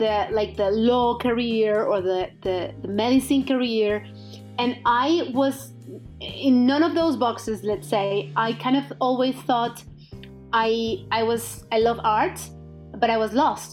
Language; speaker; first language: English; non-native, fluent; Spanish